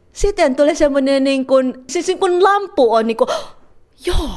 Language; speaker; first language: Finnish; non-native, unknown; Filipino